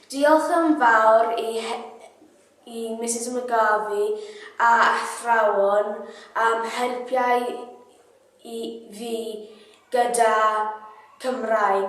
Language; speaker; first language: Welsh; non-native, learner; English